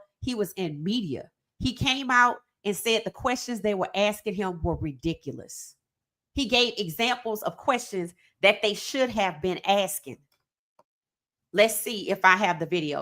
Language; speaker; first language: English; native; English